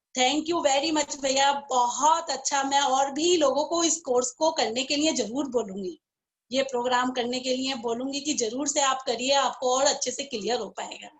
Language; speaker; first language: Hindi; native; Hindi